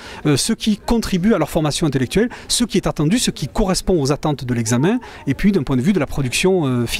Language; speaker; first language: French; native; French